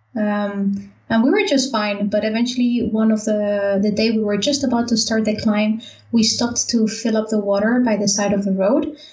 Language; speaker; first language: English; non-native, fluent; Spanish